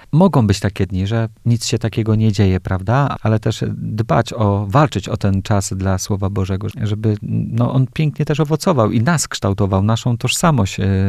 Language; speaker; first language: Polish; native; Polish